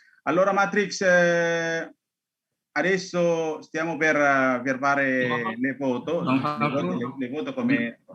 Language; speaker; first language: Italian; non-native, learner; Indonesian